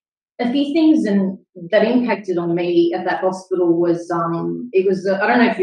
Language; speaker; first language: English; native; English